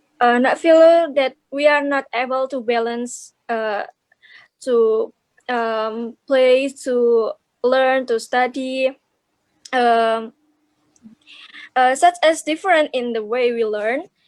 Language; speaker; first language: English; non-native, learner; Indonesian